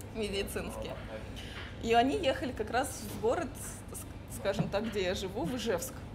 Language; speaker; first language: Russian; native; Russian